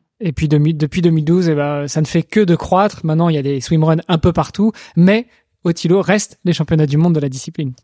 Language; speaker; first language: French; native; French